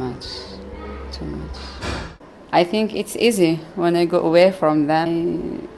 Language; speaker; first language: English; non-native, learner; Arabic